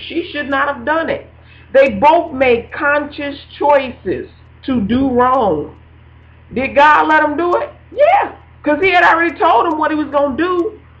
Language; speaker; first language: English; native; English